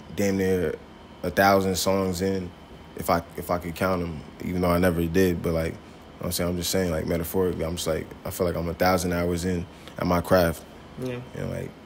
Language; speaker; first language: English; native; English